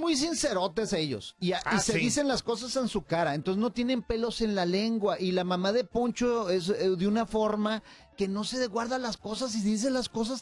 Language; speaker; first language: Spanish; native; Spanish